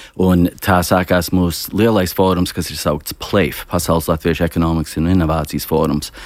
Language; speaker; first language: Latvian; early bilingual, heritage; Latvian